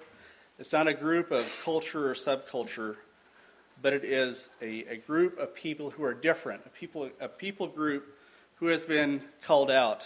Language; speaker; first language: English; native; English